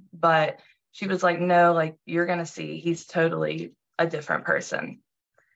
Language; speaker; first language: English; native; English